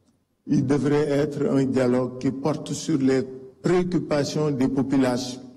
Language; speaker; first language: French; non-native, local second language; Wolof